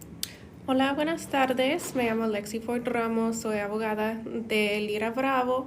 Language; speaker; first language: Spanish; non-native, fluent; English